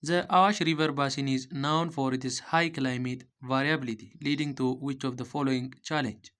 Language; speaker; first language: English; non-native, local second language; Amharic